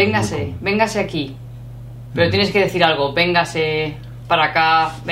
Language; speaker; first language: Spanish; native; Spanish